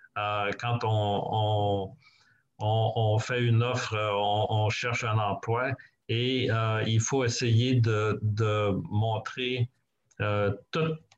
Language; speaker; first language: French; native; French